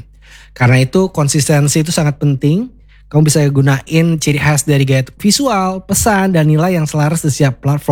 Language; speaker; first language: Indonesian; native; Indonesian